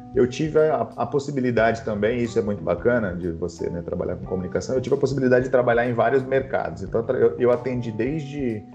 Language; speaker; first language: Portuguese; native; Portuguese